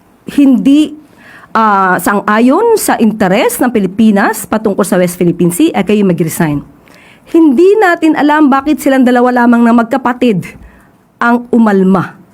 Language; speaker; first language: Filipino; native; Filipino